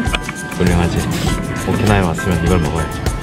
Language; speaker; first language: Korean; native; Korean